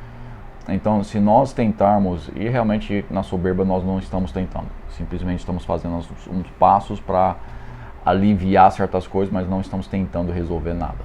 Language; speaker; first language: Portuguese; non-native, fluent; English